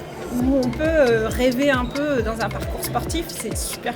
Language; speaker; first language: French; native; French